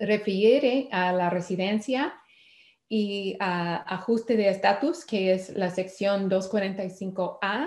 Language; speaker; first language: Spanish; non-native, fluent; English